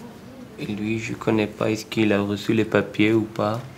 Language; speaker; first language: French; non-native, learner; Persian